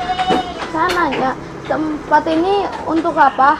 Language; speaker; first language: Indonesian; native; Indonesian